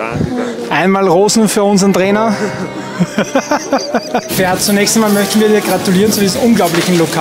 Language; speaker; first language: German; native; German